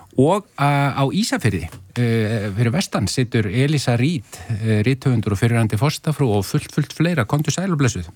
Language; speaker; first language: Icelandic; native; Icelandic